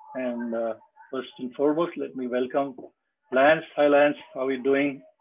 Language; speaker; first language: English; non-native, local second language; Marathi